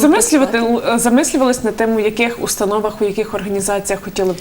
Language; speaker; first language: Ukrainian; native; Ukrainian